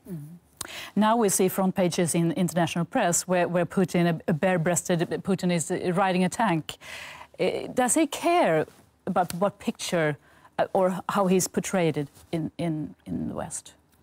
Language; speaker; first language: English; non-native, fluent; Swedish